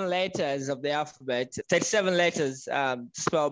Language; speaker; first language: English; non-native, local second language; Yoruba